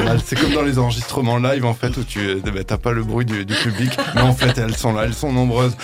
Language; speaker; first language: French; native; French